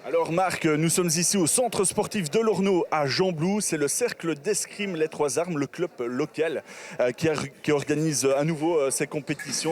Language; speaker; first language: French; native; French